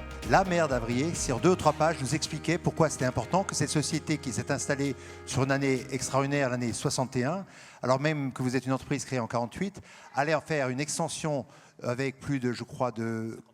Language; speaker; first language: French; native; French